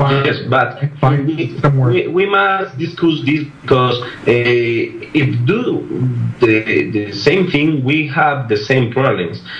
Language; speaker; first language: English; non-native, learner; Spanish